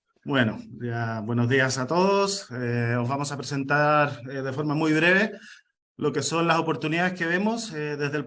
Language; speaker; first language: Spanish; native; Spanish